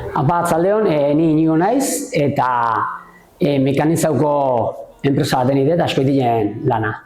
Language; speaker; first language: Basque; native; Basque